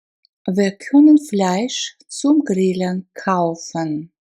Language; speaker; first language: German; non-native, fluent; Russian